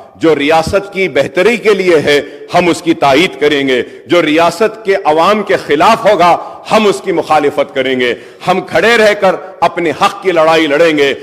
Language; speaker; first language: Urdu; native; Urdu